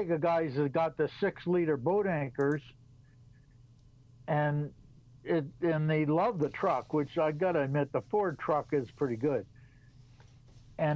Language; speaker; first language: English; native; English